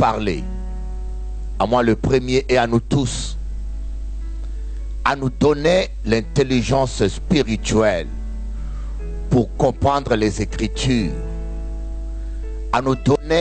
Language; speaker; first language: French; non-native, local second language; Lingala